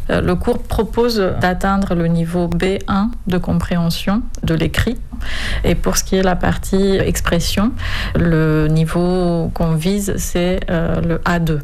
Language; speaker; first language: French; non-native, fluent; Romanian